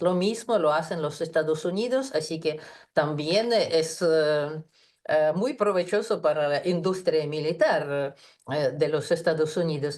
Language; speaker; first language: Spanish; non-native, fluent; Russian